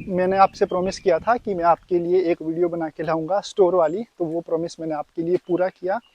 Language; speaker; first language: Hindi; native; Hindi